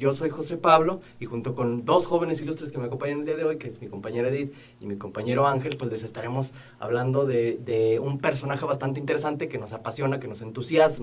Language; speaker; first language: Spanish; native; Spanish